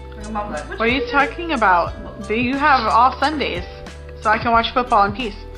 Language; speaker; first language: English; early bilingual, other home language; Spanish